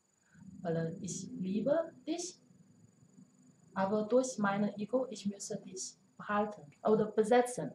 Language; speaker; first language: German; non-native, learner; Chinese